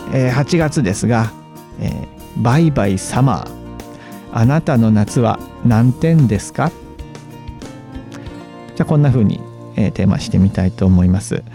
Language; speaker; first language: Japanese; native; Japanese